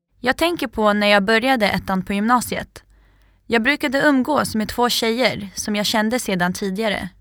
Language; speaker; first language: Swedish; native; Swedish